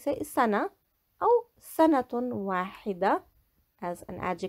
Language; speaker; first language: Arabic; non-native, fluent; English